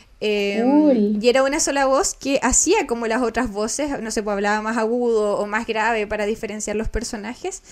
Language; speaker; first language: Spanish; native; Spanish